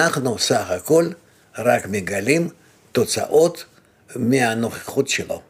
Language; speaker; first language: Hebrew; non-native, fluent; Russian